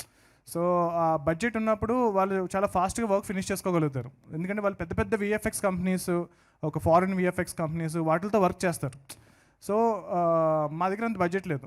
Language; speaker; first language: Telugu; native; Telugu